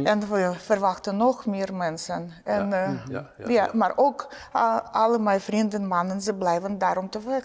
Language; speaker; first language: Dutch; non-native, learner; Ukrainian